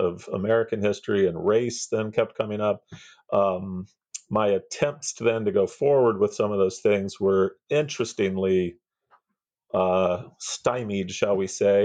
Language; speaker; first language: English; native; English